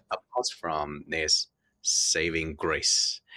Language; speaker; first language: English; non-native, fluent; Chinese